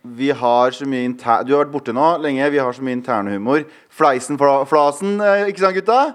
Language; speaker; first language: Norwegian; early bilingual, other home language; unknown